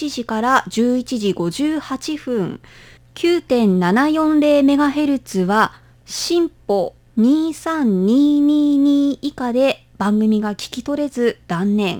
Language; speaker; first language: Japanese; native; Japanese